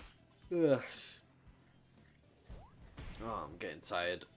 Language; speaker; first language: English; native; English